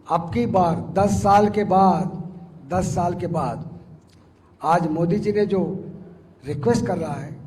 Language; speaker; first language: Hindi; non-native, local second language; Telugu